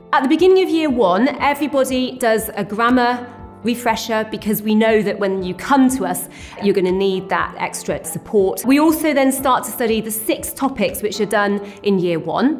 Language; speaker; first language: English; native; English